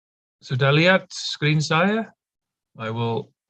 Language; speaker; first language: Indonesian; non-native, fluent; English